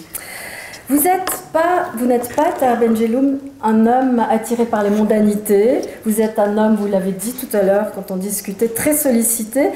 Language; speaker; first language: French; native; French